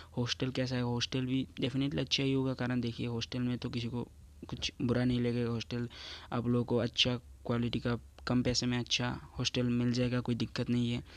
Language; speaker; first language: Hindi; non-native, local second language; Assamese